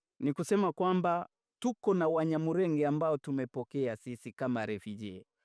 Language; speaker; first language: Swahili; non-native, local second language; Bembe